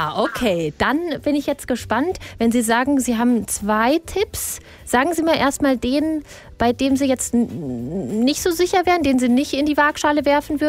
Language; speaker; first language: German; native; German